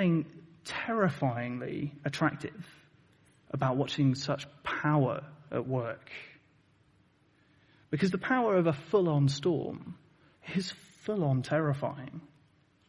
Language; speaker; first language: English; native; English